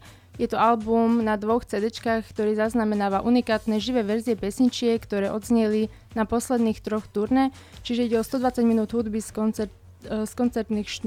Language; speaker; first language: Slovak; native; Slovak